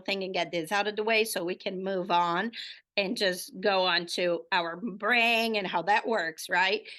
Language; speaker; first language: English; non-native, fluent; Portuguese